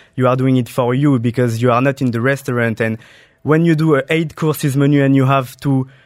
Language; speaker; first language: English; non-native, fluent; French